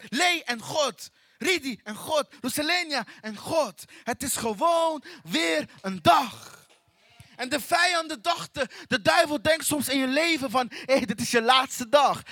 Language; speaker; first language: Dutch; non-native, fluent; Portuguese